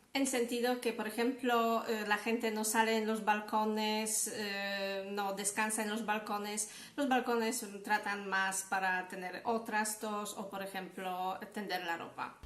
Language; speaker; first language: Spanish; non-native, fluent; Polish